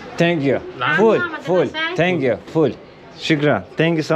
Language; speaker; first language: English; non-native, learner; Turkish